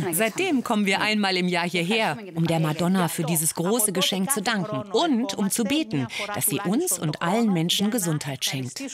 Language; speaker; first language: German; native; German